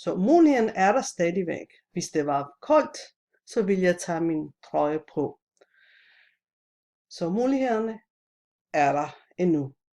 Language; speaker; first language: Danish; non-native, fluent; Italian